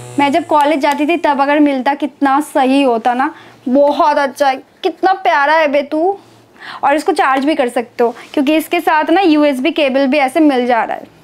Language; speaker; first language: Hindi; non-native, local second language; Bangla